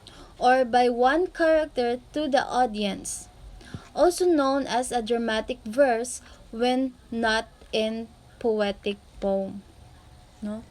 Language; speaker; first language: English; non-native, fluent; Filipino